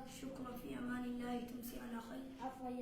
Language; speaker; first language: Arabic; non-native, learner; Oromo